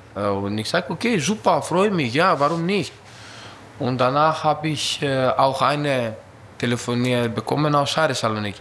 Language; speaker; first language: German; non-native, learner; Greek